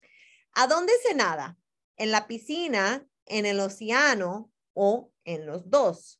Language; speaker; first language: Spanish; non-native, fluent; English